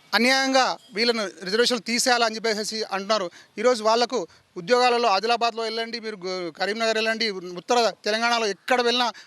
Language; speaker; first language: Telugu; non-native, local second language; Lambadi